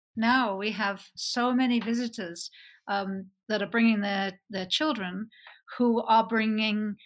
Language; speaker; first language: English; native; English